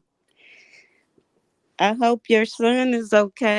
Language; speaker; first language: English; native; English